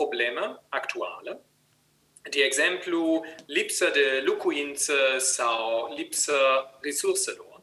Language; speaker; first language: Romanian; non-native, learner; German